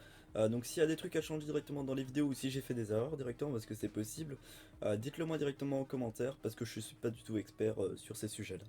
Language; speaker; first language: French; native; French